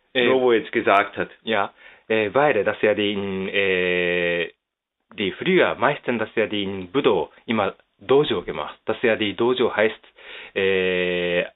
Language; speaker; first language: German; non-native, fluent; Japanese